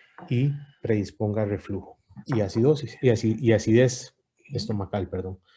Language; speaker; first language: Spanish; native; Spanish